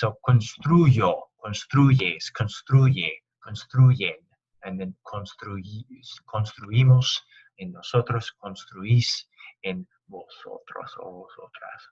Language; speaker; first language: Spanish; non-native, fluent; English